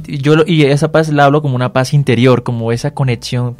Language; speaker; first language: Spanish; native; Spanish